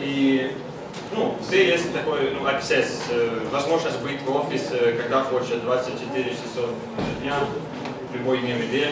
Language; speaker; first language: Russian; non-native, learner; Swedish